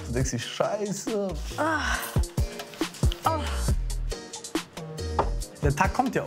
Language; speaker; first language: German; native; German